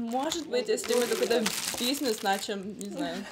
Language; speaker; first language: Russian; early bilingual, heritage; Russian